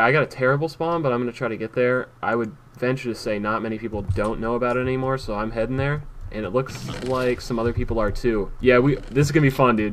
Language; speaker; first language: English; native; English